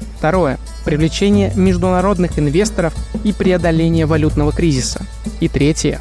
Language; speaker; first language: Russian; native; Russian